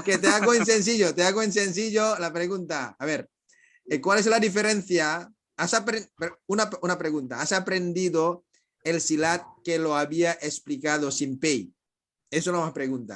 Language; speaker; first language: Spanish; non-native, fluent; Indonesian